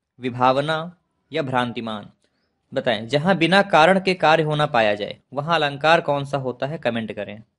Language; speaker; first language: Hindi; native; Hindi